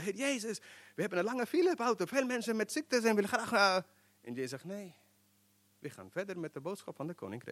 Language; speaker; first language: Dutch; non-native, fluent; English